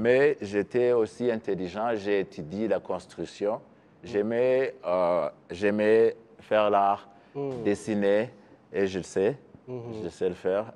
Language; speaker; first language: French; non-native, learner; Kinyarwanda